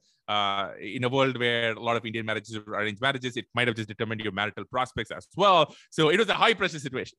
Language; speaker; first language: English; non-native, local second language; Tamil